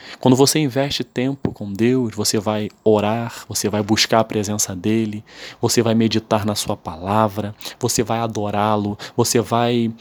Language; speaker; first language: Portuguese; native; Portuguese